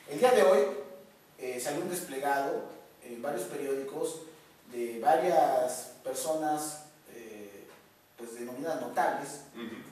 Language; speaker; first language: Spanish; native; Spanish